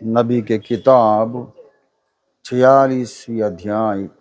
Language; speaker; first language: Hindi; non-native, local second language; Telugu